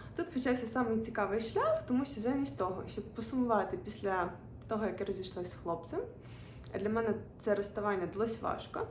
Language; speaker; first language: Ukrainian; non-native, local second language; Russian